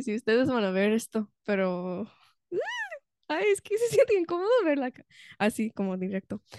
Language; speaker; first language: Spanish; non-native, fluent; English